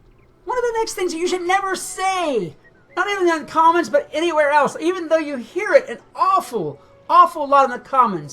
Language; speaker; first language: English; native; English